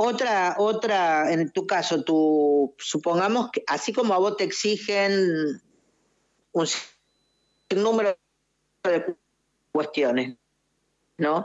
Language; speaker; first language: Spanish; native; Spanish